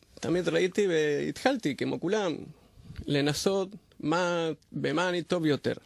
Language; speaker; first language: Hebrew; non-native, fluent; Spanish